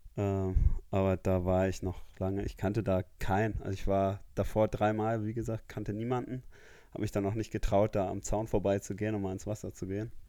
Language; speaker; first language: German; early bilingual, heritage; German